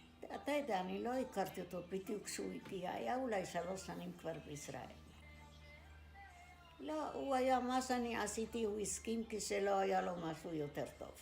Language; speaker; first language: Hebrew; non-native, fluent; Arabic